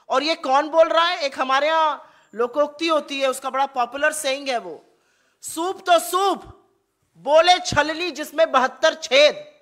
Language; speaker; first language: Hindi; native; Hindi